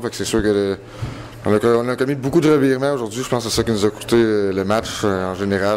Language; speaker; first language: French; native; French